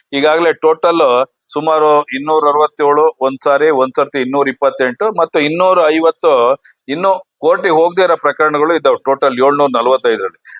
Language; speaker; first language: Kannada; native; Kannada